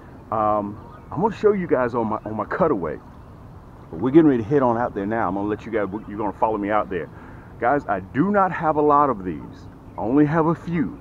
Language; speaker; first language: English; native; English